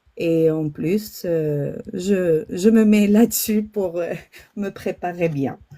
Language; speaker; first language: French; non-native, local second language; Arabic